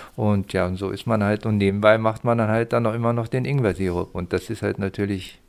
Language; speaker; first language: German; native; German